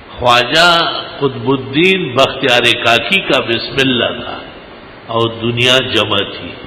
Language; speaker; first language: Urdu; non-native, local second language; Pashto